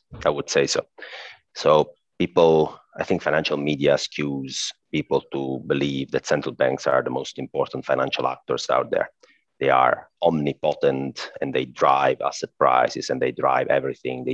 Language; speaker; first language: English; non-native, fluent; Italian